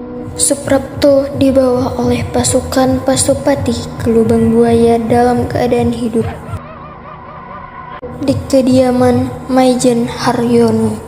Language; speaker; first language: Indonesian; native; Indonesian